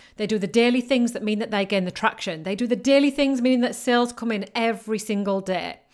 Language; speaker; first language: English; native; English